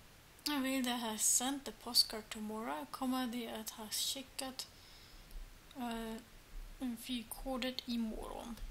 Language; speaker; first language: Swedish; non-native, learner; German